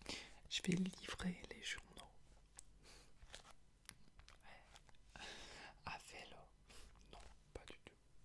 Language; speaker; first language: French; non-native, fluent; English